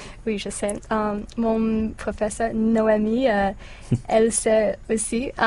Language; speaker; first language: French; non-native, learner; English